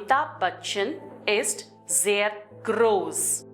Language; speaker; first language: German; non-native, fluent; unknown